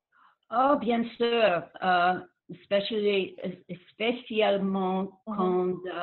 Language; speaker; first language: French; non-native, learner; English